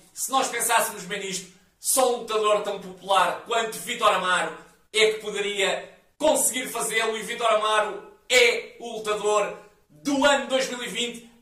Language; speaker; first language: Portuguese; native; Portuguese